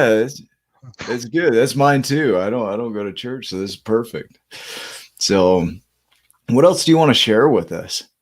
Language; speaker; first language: English; native; English